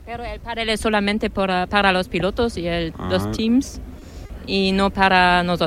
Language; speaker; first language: Spanish; non-native, learner; German